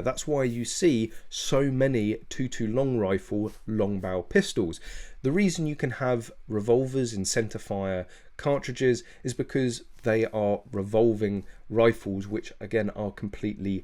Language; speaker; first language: English; native; English